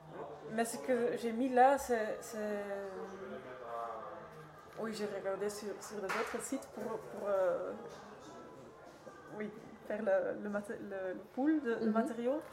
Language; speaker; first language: French; non-native, learner; Dutch